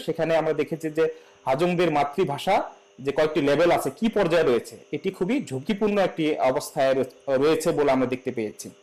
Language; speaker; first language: Bangla; non-native, local second language; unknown